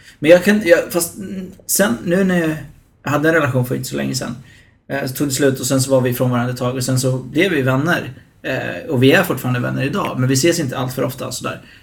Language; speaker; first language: Swedish; early bilingual, other home language; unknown